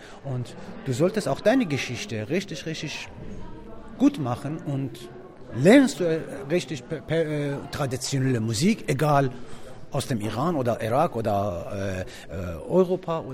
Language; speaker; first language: German; non-native, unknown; Persian